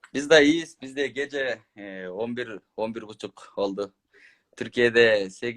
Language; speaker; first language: Turkish; non-native, learner; Kyrgyz